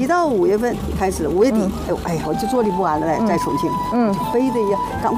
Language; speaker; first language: Chinese; native; Chinese